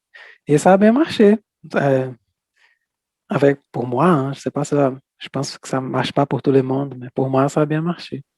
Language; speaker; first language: French; non-native, fluent; Portuguese